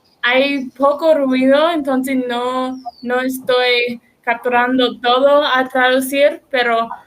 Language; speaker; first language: Spanish; non-native, learner; English